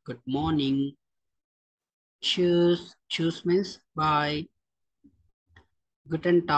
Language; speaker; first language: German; non-native, fluent; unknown